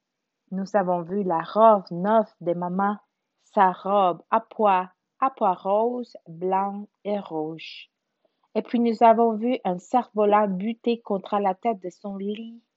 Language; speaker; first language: French; non-native, learner; Spanish